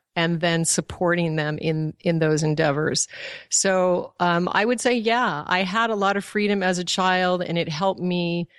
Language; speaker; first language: English; native; English